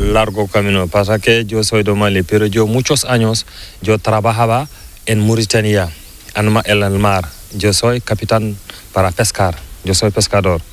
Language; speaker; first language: Spanish; non-native, learner; Fula